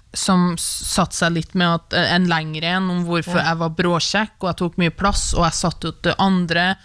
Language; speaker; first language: Norwegian; native; Norwegian